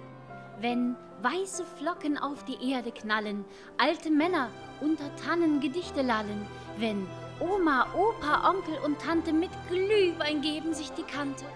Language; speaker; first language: German; native; German